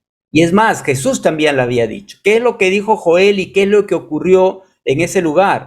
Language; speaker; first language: Spanish; native; Spanish